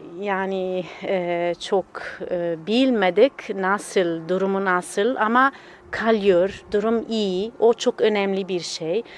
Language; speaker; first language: Turkish; non-native, fluent; Italian